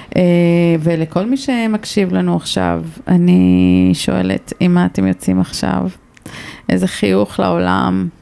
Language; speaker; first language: Hebrew; native; Hebrew